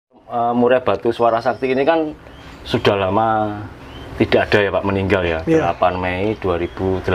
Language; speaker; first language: Indonesian; native; Indonesian